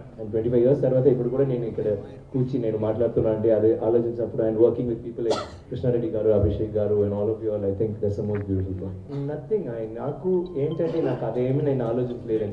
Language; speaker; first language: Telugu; non-native, learner; Tamil